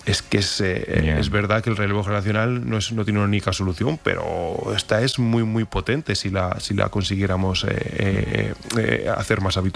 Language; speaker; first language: Spanish; native; Spanish